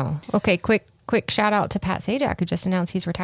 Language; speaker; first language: English; native; English